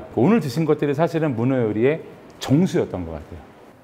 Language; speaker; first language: Korean; native; Korean